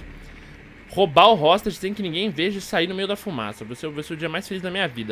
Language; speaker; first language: Portuguese; native; Portuguese